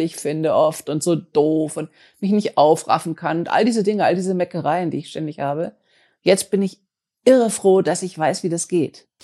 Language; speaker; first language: German; native; German